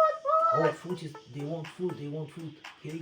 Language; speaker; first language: English; non-native, learner; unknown